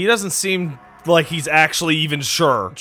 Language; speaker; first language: English; native; English